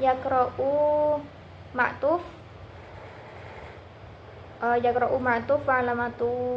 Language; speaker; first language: Arabic; non-native, learner; Indonesian